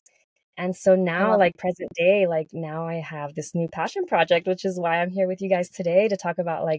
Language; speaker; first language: English; native; English